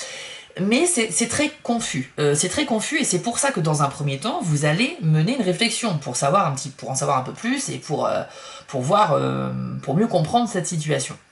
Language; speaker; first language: French; native; French